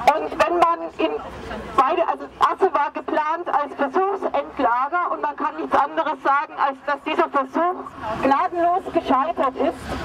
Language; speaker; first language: German; native; German